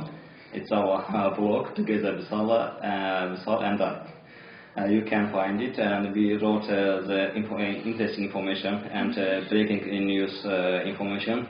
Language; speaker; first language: English; non-native, learner; Azerbaijani